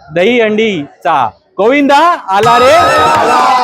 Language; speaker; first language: Marathi; native; Marathi